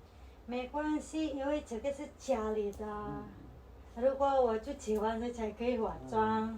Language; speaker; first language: Chinese; non-native, learner; Indonesian